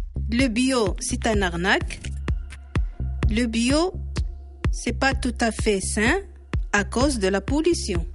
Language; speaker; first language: French; non-native, learner; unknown